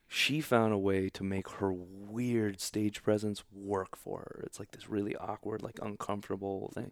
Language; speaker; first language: English; native; English